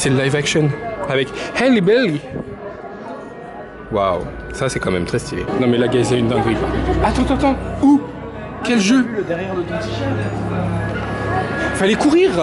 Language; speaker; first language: French; native; French